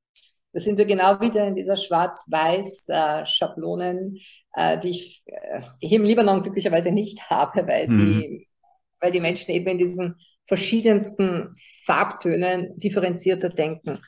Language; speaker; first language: German; native; German